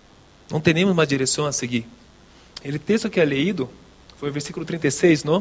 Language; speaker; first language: Spanish; non-native, local second language; Portuguese